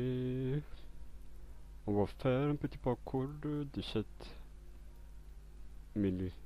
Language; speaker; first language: French; non-native, local second language; Malagasy